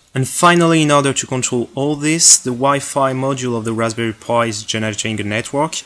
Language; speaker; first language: English; non-native, fluent; French